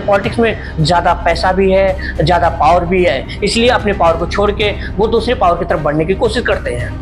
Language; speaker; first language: Hindi; native; Hindi